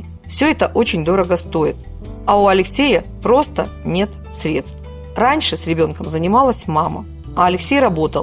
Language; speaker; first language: Russian; native; Russian